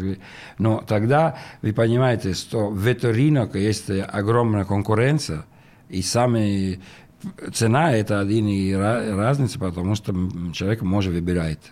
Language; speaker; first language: Russian; non-native, learner; Italian